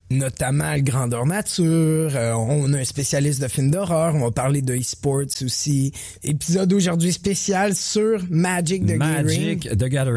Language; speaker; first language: French; native; French